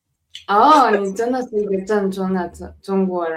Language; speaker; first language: Chinese; non-native, fluent; Spanish